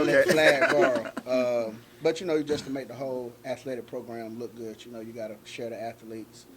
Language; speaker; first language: English; native; English